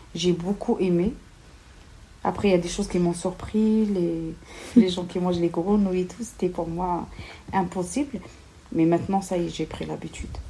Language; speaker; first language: French; non-native, local second language; Kabyle